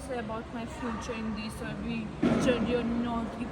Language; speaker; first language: English; non-native, learner; Hindi